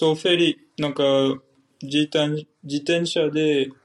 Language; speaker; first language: Japanese; non-native, fluent; French